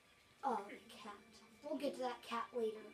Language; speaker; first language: English; native; English